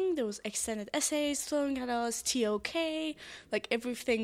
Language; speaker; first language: English; non-native, fluent; Persian